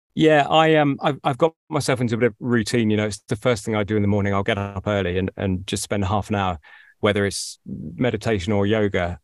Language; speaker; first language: English; native; English